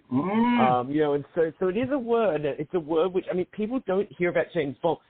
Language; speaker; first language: English; native; English